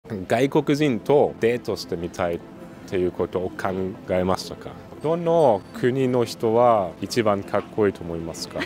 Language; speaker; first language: Japanese; non-native, fluent; German